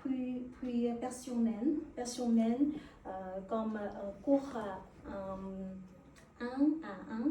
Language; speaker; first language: French; non-native, learner; Vietnamese